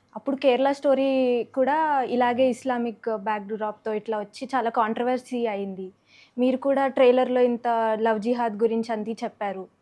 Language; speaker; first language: Telugu; native; Telugu